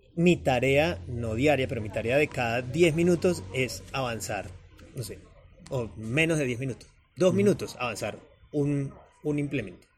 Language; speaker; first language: Spanish; native; Spanish